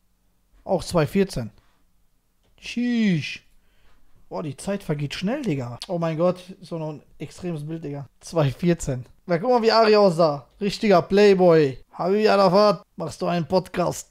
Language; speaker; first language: German; native; German